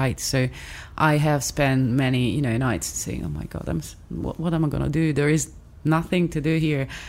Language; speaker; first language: English; non-native, fluent; Italian